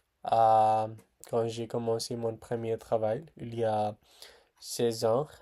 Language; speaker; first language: French; non-native, learner; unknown